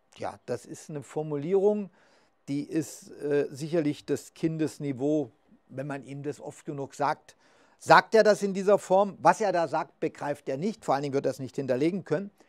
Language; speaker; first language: German; native; German